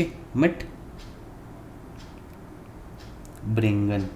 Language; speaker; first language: German; non-native, fluent; Hindi